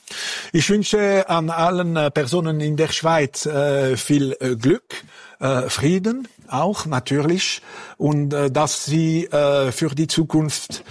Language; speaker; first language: German; non-native, local second language; French